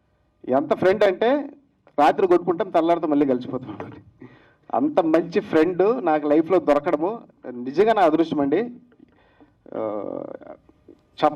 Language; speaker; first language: Telugu; native; Telugu